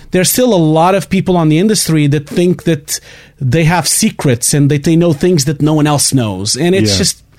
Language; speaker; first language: English; non-native, fluent; Portuguese